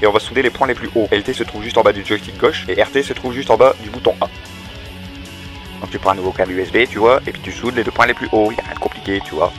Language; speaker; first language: French; native; French